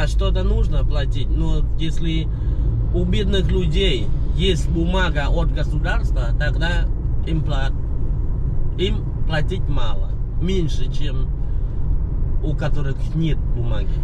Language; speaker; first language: Russian; non-native, fluent; Khmer